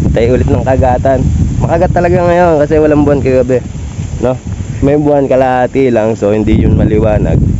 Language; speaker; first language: Filipino; native; Filipino